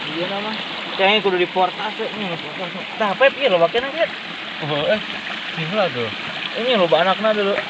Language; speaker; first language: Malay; non-native, local second language; Sundanese